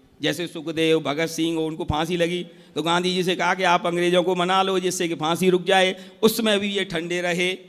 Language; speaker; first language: Hindi; native; Hindi